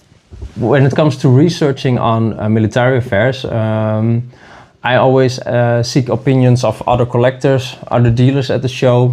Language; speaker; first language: English; non-native, fluent; Dutch